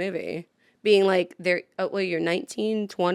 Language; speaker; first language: English; native; English